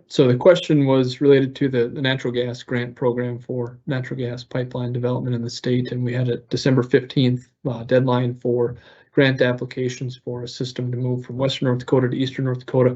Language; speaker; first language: English; native; English